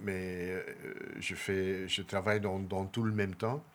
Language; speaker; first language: French; non-native, local second language; Dutch